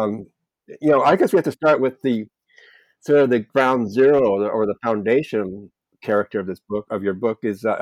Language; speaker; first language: English; native; English